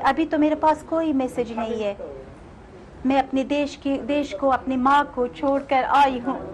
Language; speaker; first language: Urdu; non-native, learner; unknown